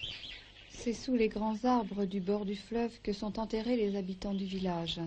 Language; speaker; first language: French; native; French